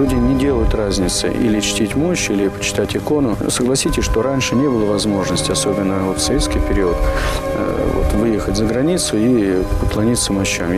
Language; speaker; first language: Russian; native; Russian